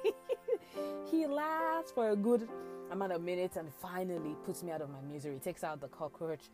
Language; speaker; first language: English; non-native, local second language; Yoruba